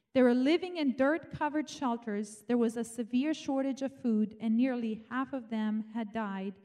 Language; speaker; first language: English; non-native, fluent; Romanian